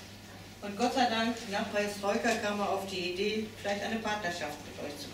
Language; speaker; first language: German; native; German